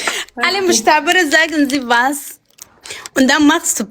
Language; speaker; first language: German; non-native, learner; Amharic